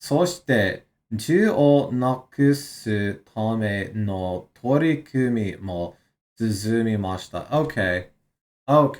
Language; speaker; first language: Japanese; non-native, learner; English